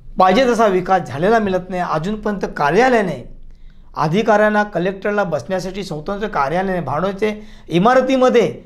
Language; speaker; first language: Marathi; native; Marathi